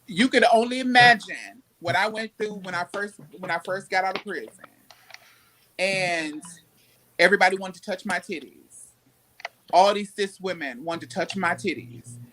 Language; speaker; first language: English; native; English